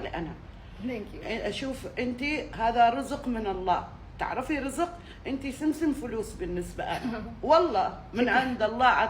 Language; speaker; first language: Arabic; non-native, learner; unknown